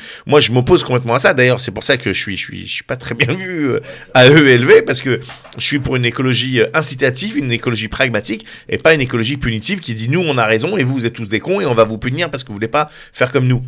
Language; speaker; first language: French; native; French